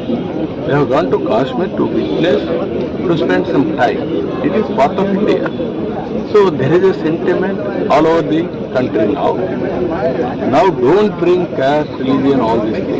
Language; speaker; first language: English; non-native, local second language; Telugu